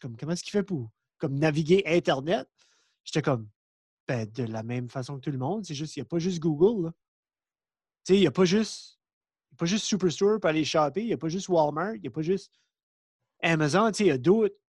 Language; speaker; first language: French; native; French